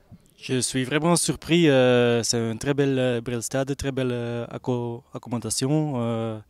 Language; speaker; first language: French; non-native, local second language; Dutch